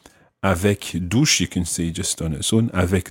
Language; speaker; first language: French; non-native, fluent; English